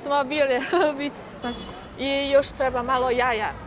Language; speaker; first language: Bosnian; non-native, learner; Chinese